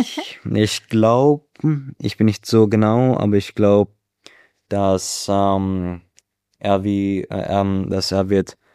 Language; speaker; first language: German; non-native, learner; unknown